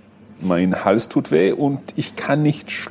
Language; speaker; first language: German; non-native, learner; English